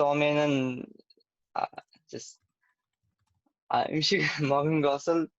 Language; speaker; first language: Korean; non-native, learner; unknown